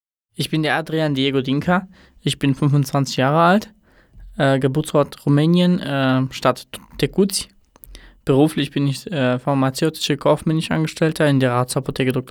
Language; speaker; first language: German; non-native, fluent; Romanian